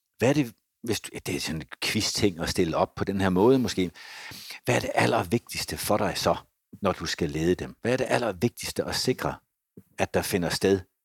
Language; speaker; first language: Danish; native; Danish